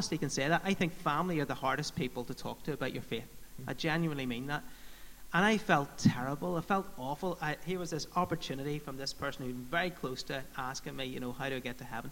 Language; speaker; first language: English; native; English